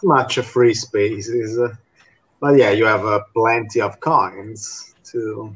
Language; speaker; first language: English; non-native, fluent; Italian